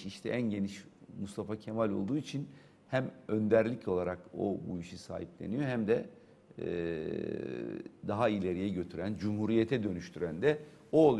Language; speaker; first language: Turkish; native; Turkish